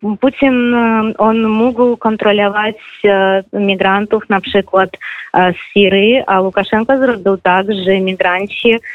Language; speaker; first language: Polish; non-native, fluent; Russian